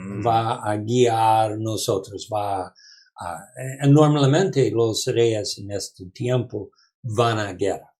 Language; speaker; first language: Spanish; non-native, learner; English